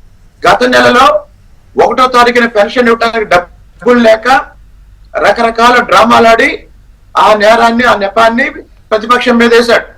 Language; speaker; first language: Telugu; native; Telugu